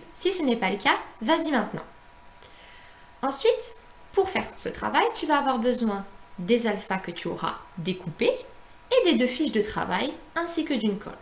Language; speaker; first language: French; native; French